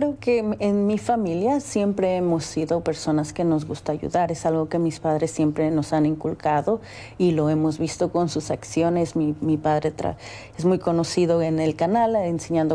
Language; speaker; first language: Spanish; early bilingual, heritage; Spanish